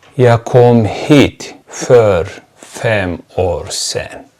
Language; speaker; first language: Swedish; non-native, fluent; Turkish